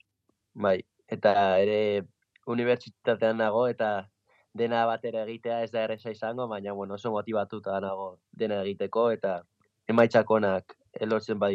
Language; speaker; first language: Basque; non-native, local second language; Spanish